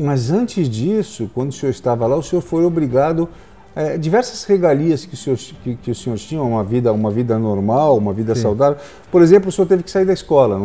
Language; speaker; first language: Portuguese; native; Portuguese